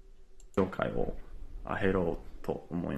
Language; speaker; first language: Japanese; non-native, fluent; English